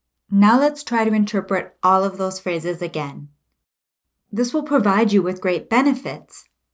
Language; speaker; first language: English; native; English